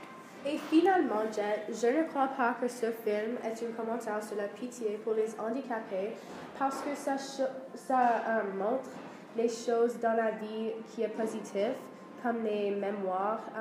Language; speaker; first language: French; non-native, learner; English